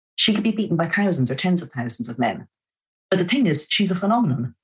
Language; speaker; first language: English; native; English